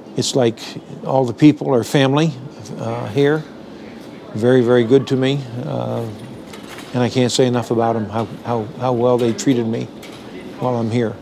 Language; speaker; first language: English; native; English